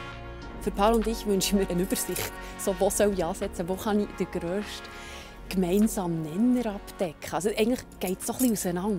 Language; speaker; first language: German; native; German